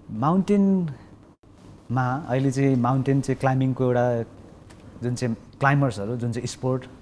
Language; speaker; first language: Nepali; non-native, local second language; Sherpa